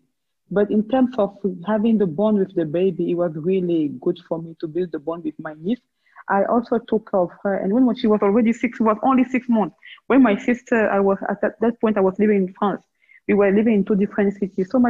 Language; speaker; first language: English; non-native, local second language; French